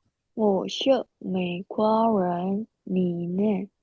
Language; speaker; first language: Chinese; non-native, learner; Indonesian